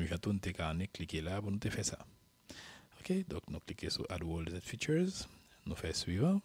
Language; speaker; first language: French; non-native, local second language; Haitian Creole